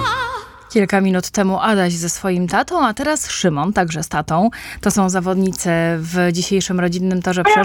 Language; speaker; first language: Polish; native; Polish